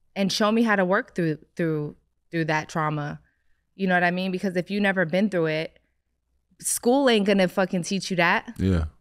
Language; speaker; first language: English; native; English